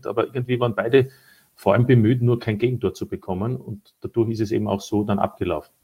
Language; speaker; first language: German; native; German